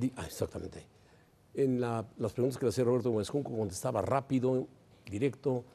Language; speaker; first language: Spanish; native; Spanish